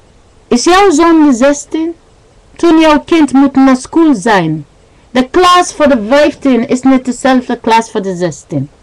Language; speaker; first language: Dutch; non-native, learner; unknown